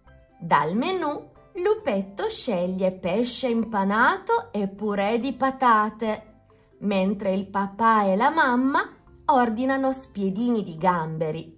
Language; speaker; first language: Italian; native; Italian